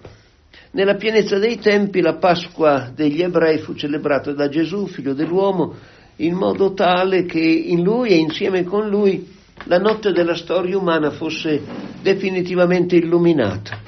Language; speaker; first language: Italian; native; Italian